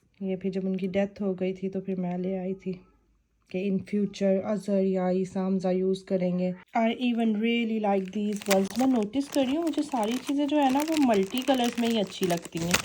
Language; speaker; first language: Urdu; native; Urdu